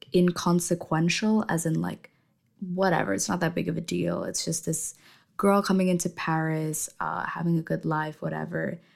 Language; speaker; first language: English; non-native, fluent; Indonesian